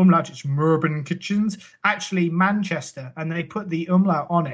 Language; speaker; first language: English; native; English